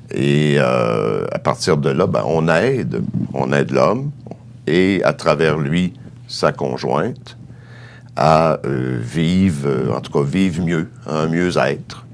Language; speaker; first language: French; native; French